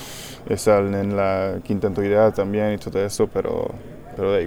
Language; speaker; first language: Spanish; non-native, learner; Hungarian